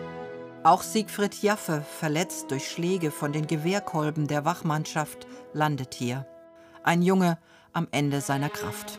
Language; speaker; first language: German; native; German